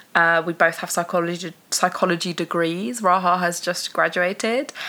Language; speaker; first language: English; early bilingual, other home language; Persian